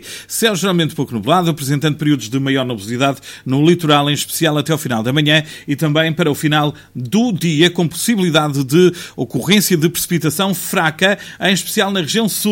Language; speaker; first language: Portuguese; native; Portuguese